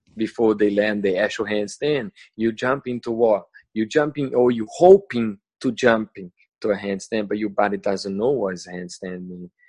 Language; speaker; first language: English; non-native, learner; Portuguese